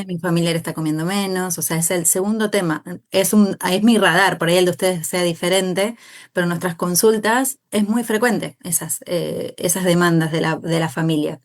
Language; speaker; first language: Spanish; native; Spanish